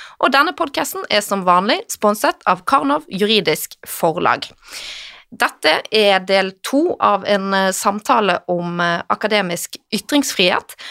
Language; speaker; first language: Norwegian; native; Norwegian